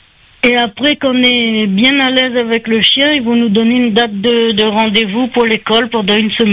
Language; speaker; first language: French; native; French